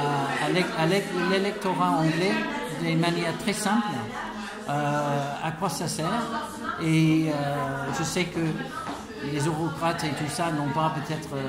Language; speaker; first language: French; non-native, fluent; English